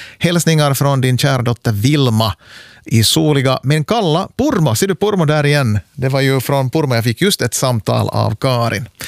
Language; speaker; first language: Swedish; native; Swedish